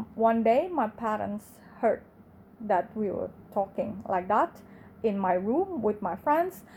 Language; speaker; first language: English; non-native, fluent; Indonesian